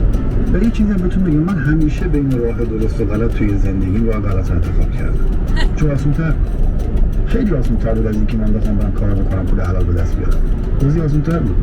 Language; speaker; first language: Persian; native; Persian